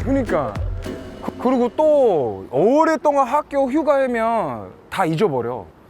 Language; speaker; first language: Korean; non-native, fluent; English